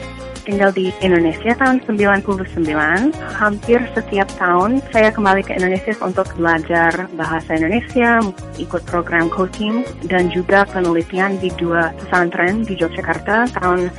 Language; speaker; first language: Indonesian; non-native, fluent; English